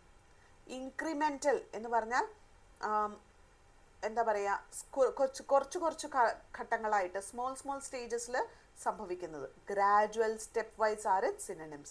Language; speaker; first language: Malayalam; native; Malayalam